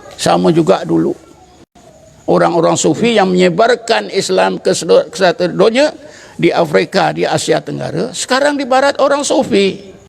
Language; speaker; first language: Malay; native; Malay